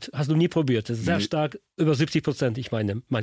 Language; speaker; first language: German; non-native, learner; Polish